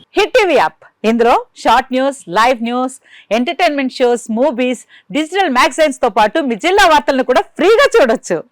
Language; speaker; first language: Telugu; native; Telugu